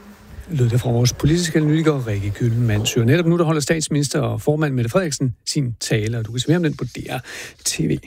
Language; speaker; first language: Danish; native; Danish